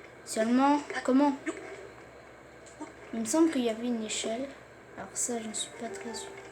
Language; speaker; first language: French; native; French